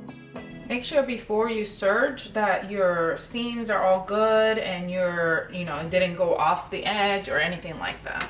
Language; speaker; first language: English; native; English